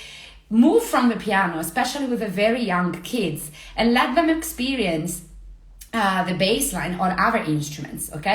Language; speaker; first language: English; non-native, fluent; Italian